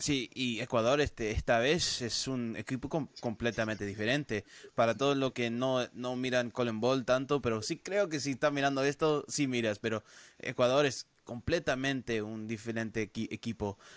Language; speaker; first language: Spanish; early bilingual, heritage; Spanish